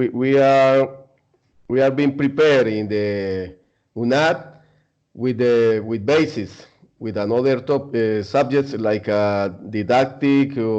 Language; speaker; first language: English; non-native, learner; Spanish